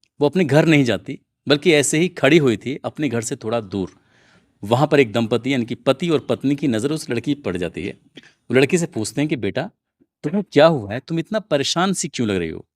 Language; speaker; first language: Hindi; native; Hindi